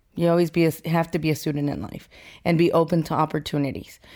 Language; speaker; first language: English; early bilingual, other home language; Spanish